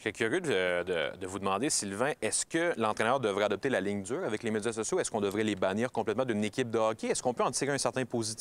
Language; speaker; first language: French; native; French